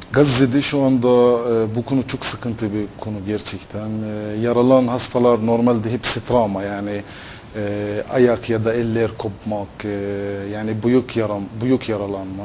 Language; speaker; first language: Turkish; non-native, fluent; Arabic